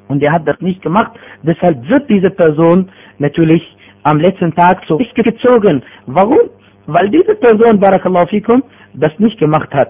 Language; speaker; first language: German; non-native, fluent; Arabic